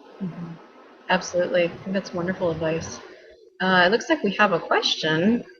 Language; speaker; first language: English; native; English